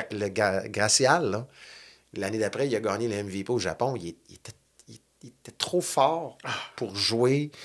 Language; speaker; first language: French; native; French